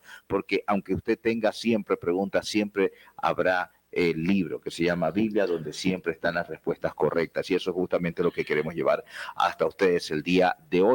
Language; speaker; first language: Spanish; native; Spanish